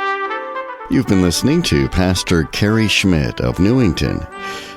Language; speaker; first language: English; native; English